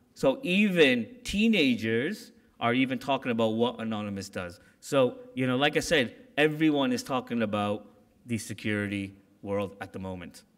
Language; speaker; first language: English; native; English